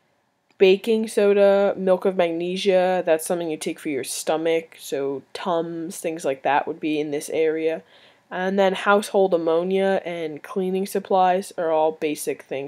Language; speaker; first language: English; native; English